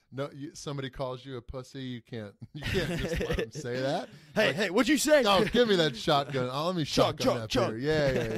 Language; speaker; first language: English; native; English